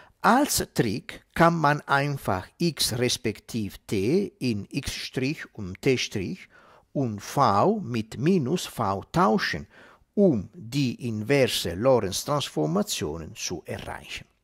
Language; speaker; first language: German; non-native, fluent; Italian